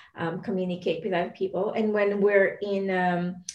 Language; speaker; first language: English; non-native, local second language; Filipino